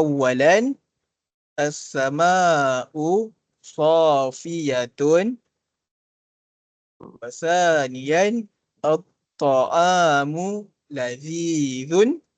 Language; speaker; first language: Arabic; non-native, learner; Malay